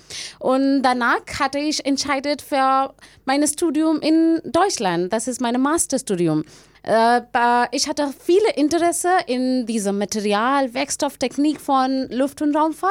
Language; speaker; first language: German; non-native, fluent; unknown